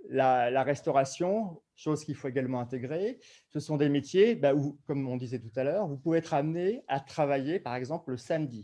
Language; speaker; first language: French; native; French